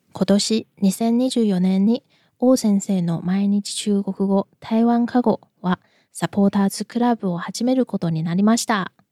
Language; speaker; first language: Japanese; non-native, fluent; Chinese